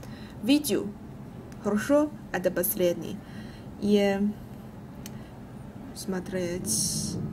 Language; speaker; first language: Russian; non-native, learner; Chinese